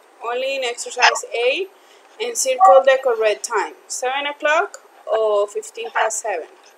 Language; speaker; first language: English; non-native, fluent; Spanish